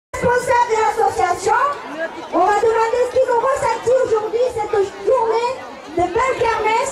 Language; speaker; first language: French; native; French